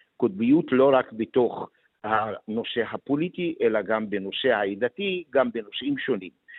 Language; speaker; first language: Hebrew; non-native, local second language; Arabic